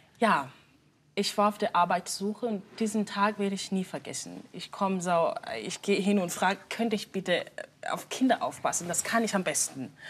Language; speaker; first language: German; non-native, fluent; Swahili